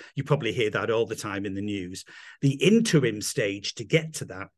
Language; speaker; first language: English; native; English